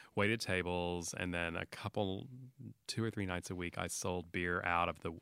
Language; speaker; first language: English; native; English